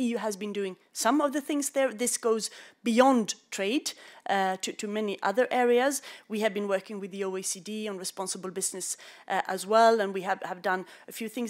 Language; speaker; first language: English; non-native, fluent; Swedish